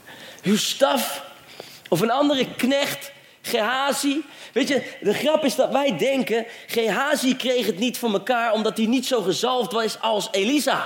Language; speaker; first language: Dutch; native; Dutch